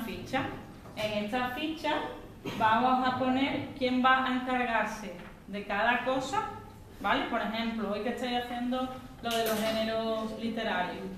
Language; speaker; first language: Spanish; native; Spanish